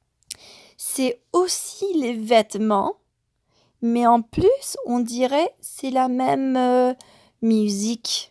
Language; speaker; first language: French; non-native, fluent; Spanish